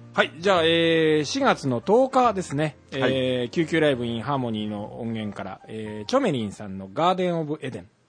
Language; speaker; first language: Japanese; native; Japanese